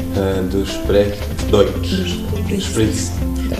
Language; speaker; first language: German; non-native, learner; Serbian